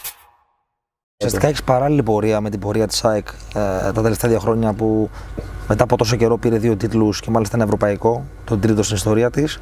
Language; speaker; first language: Greek; native; Greek